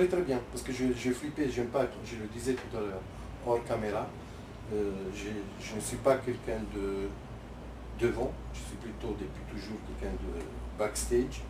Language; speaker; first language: French; non-native, fluent; Italian